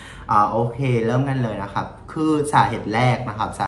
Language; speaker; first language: Thai; non-native, fluent; Vietnamese